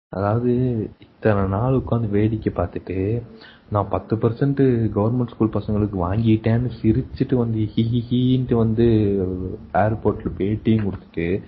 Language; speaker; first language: Tamil; native; Tamil